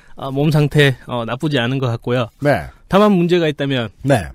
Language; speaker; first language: Korean; native; Korean